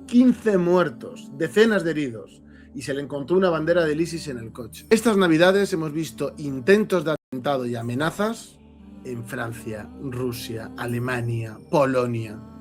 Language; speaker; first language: Spanish; native; Spanish